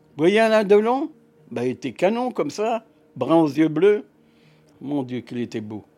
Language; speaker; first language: French; native; French